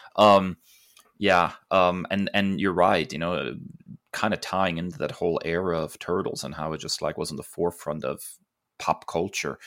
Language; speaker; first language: English; early bilingual, other home language; German